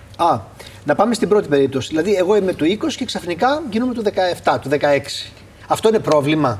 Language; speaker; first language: Greek; native; Greek